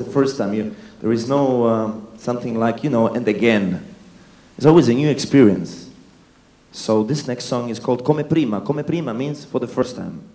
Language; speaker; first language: English; non-native, fluent; Italian